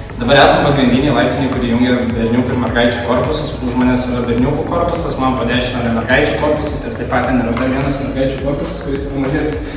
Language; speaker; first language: Lithuanian; early bilingual, heritage; Lithuanian